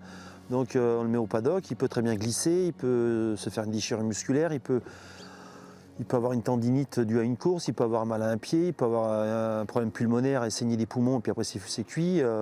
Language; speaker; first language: French; native; French